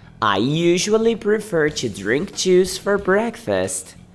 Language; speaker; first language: English; non-native, fluent; Portuguese